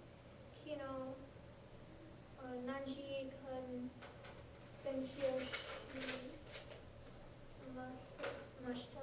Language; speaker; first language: Japanese; non-native, learner; English